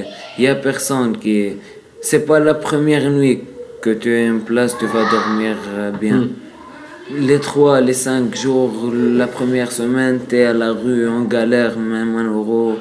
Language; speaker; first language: French; non-native, learner; Arabic